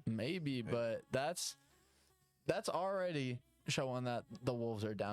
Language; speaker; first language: English; native; English